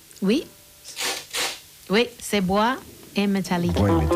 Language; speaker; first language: French; non-native, learner; English